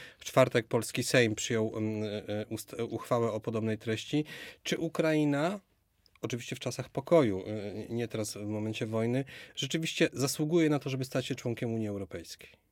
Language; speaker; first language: Polish; native; Polish